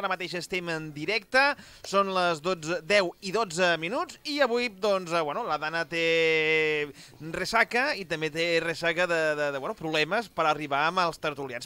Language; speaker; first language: Catalan; non-native, local second language; Spanish